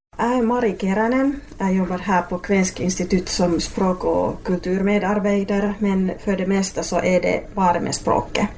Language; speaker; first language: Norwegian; non-native, fluent; Finnish